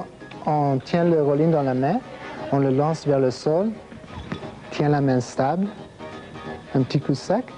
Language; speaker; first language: French; non-native, fluent; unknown